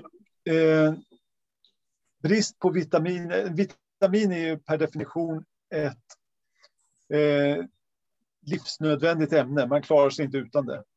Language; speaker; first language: Swedish; native; Swedish